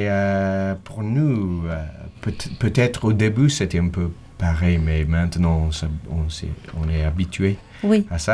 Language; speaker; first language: French; non-native, fluent; English